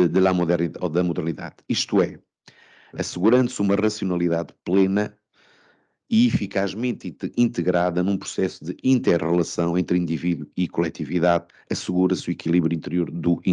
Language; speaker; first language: Portuguese; native; Portuguese